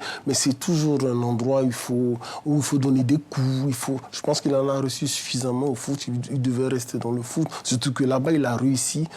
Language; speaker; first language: French; native; French